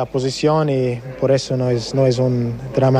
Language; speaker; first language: Spanish; non-native, learner; English